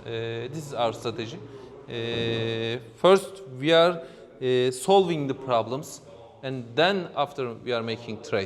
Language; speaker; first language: English; non-native, fluent; Turkish